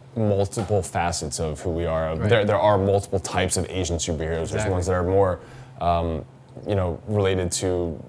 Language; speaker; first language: English; native; English